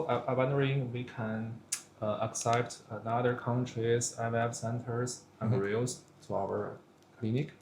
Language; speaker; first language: English; non-native, learner; Chinese